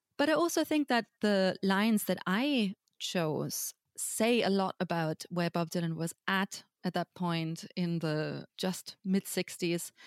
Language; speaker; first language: English; non-native, fluent; German